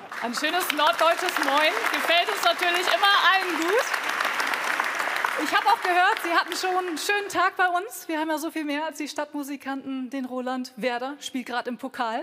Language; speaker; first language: German; native; German